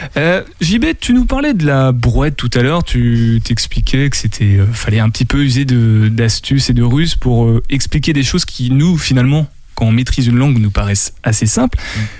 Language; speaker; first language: French; native; French